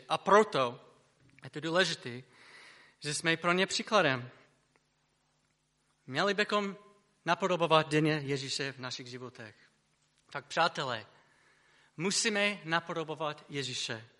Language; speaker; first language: Czech; non-native, fluent; English